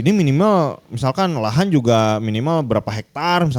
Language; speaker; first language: Indonesian; native; Indonesian